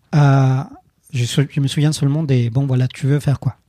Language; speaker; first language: French; non-native, fluent; Spanish